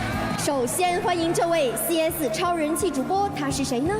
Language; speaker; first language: Chinese; native; Chinese